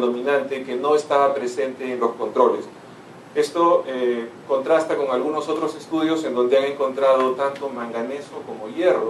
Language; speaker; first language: Spanish; native; Spanish